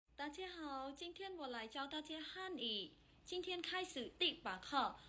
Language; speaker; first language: Chinese; non-native, fluent; Khmer